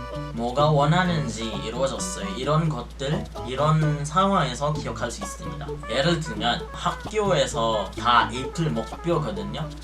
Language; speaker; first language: Korean; non-native, fluent; Filipino